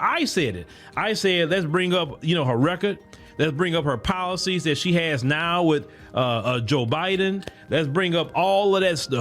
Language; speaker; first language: English; native; English